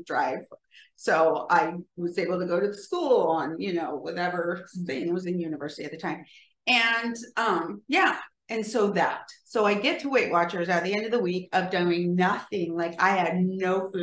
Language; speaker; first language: English; native; English